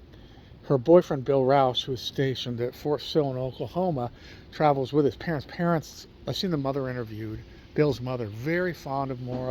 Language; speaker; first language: English; native; English